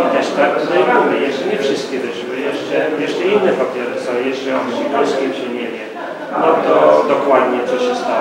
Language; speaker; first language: Polish; early bilingual, heritage; Polish